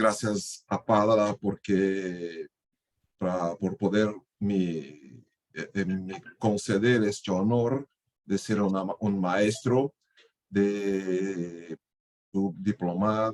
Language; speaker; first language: Spanish; non-native, fluent; Portuguese